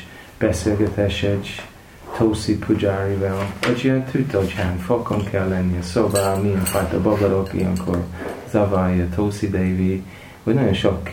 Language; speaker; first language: Hungarian; non-native, learner; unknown